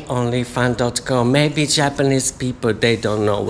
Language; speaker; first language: English; non-native, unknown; Japanese